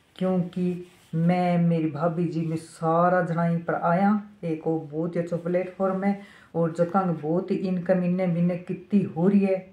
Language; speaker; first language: Hindi; native; Hindi